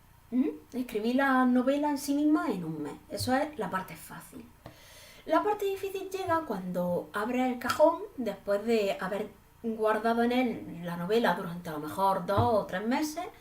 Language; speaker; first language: Spanish; native; Spanish